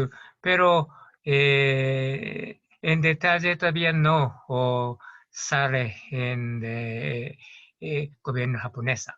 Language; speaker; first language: Spanish; non-native, learner; Japanese